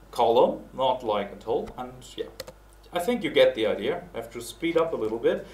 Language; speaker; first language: English; non-native, fluent; German